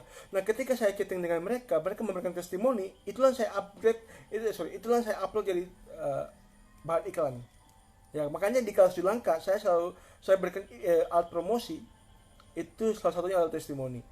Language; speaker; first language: Indonesian; native; Indonesian